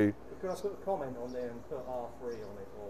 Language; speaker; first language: English; native; English